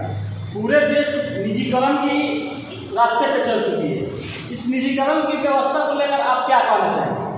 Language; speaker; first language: Hindi; native; Hindi